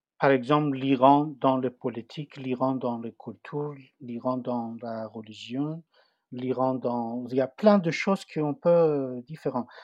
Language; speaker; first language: French; non-native, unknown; Persian